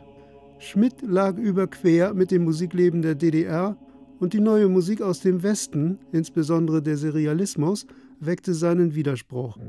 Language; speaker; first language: German; native; German